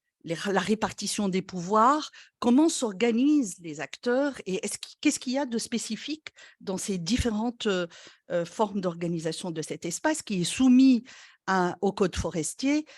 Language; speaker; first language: French; non-native, local second language; Arabic